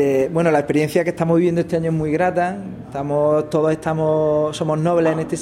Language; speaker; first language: Spanish; native; Spanish